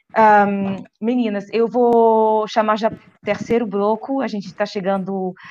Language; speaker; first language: Portuguese; non-native, fluent; French